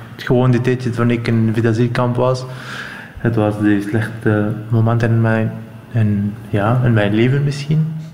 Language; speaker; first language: Dutch; non-native, learner; Arabic